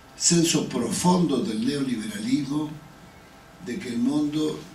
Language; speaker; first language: Italian; non-native, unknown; Spanish